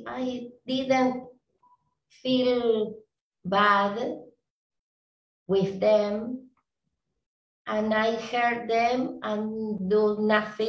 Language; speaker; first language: English; non-native, learner; Spanish